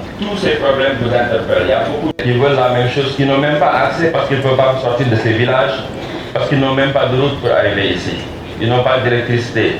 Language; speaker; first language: French; non-native, local second language; Wolof